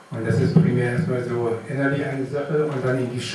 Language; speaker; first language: German; native; German